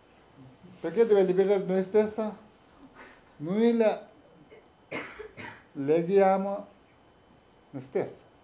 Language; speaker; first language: Italian; non-native, learner; Tibetan